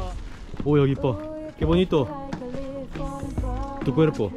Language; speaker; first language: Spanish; non-native, learner; Korean